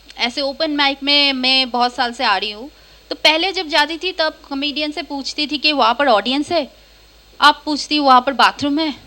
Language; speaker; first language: Hindi; non-native, local second language; Bangla